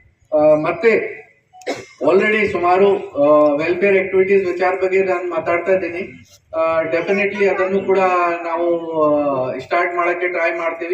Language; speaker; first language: Kannada; non-native, fluent; Hindi